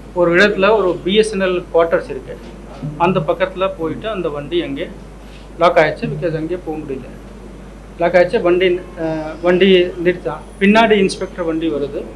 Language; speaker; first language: Tamil; non-native, local second language; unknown